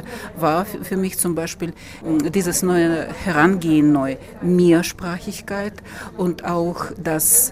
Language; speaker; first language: German; non-native, fluent; Russian